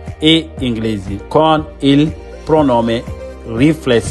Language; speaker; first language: Italian; non-native, fluent; Mandingo